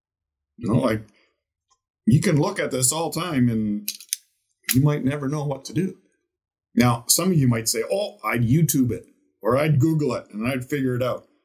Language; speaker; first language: English; native; English